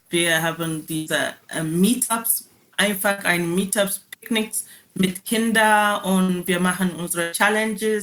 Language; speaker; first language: German; non-native, learner; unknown